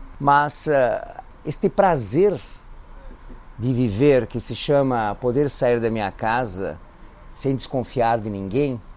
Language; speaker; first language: Portuguese; non-native, fluent; Greek